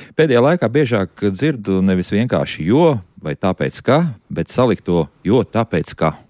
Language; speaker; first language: Latvian; native; Latvian